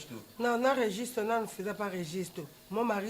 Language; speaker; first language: Portuguese; non-native, learner; Lingala